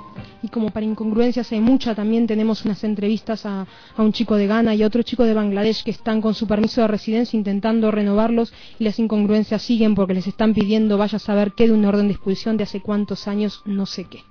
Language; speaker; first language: Spanish; native; Spanish